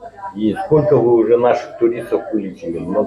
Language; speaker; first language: Russian; native; Russian